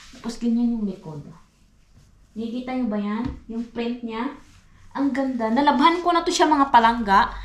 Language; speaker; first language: Filipino; non-native, local second language; Hiligaynon